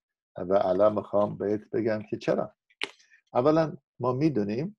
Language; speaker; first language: Persian; non-native, fluent; English